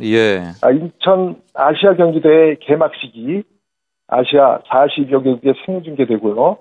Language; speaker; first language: Korean; native; Korean